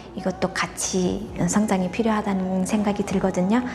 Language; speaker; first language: Korean; non-native, fluent; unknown